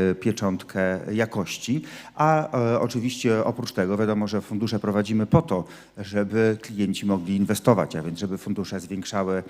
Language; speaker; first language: Polish; native; Polish